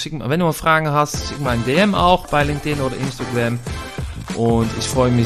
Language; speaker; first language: German; non-native, fluent; Dutch